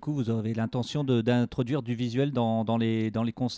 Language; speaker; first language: French; native; French